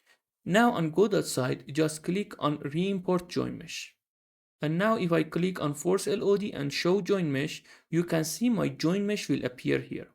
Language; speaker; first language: English; non-native, fluent; Persian